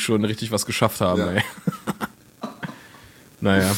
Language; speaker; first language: German; native; German